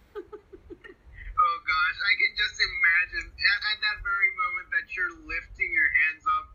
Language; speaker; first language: English; non-native, fluent; Spanish